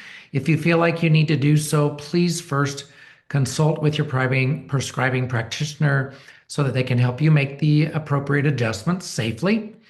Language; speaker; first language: English; native; English